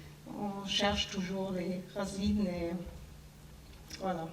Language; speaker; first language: French; non-native, learner; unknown